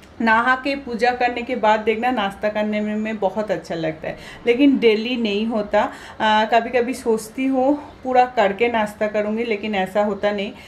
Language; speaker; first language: Hindi; non-native, local second language; Bangla